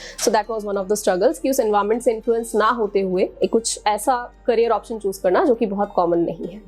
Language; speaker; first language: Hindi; native; Hindi